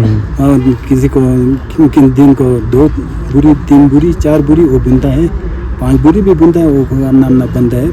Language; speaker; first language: Hindi; non-native, local second language; Tibetan